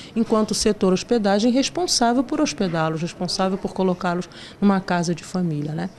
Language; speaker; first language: Portuguese; native; Portuguese